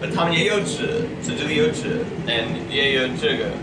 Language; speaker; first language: Chinese; non-native, learner; English